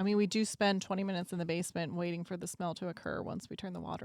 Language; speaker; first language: English; native; English